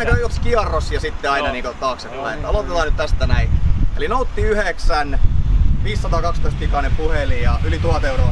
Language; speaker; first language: Finnish; native; Finnish